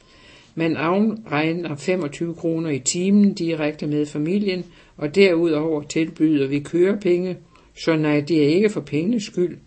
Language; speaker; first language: Danish; native; Danish